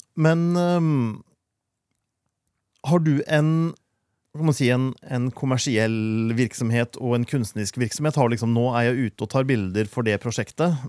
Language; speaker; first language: Norwegian; native; Norwegian